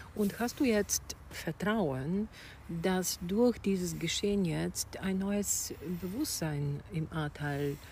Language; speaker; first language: German; non-native, fluent; Bulgarian